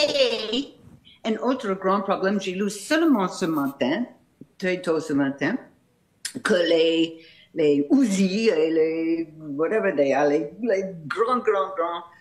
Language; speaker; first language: French; non-native, fluent; English